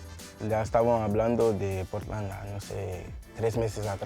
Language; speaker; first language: Spanish; non-native, learner; Portuguese